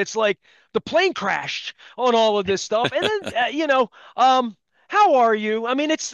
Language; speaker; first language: English; native; English